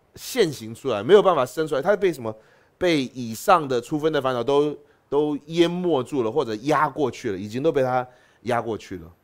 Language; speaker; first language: Chinese; native; Chinese